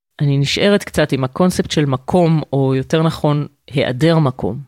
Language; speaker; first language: Hebrew; native; Hebrew